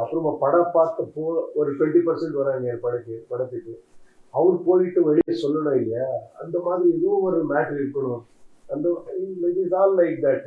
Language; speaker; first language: Tamil; non-native, learner; Kannada